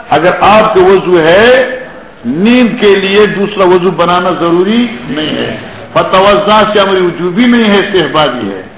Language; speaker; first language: Urdu; non-native, local second language; Pashto